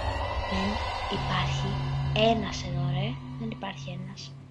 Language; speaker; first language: Greek; native; Greek